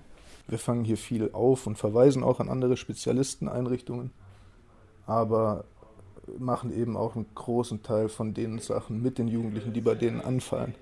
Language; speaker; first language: German; native; German